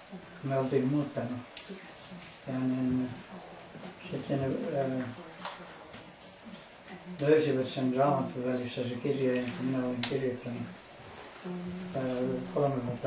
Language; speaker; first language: Finnish; early bilingual, heritage; English